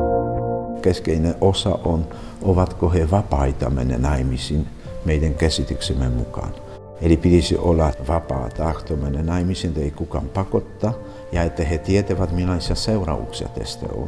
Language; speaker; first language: Finnish; non-native, fluent; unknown